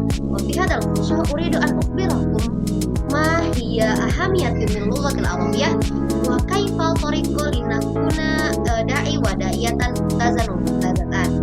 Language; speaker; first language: Arabic; non-native, learner; Indonesian